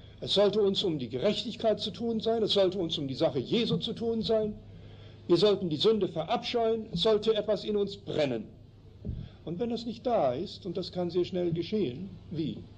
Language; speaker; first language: German; early bilingual, heritage; German